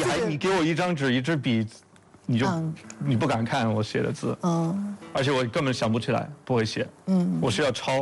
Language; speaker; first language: Chinese; non-native, fluent; English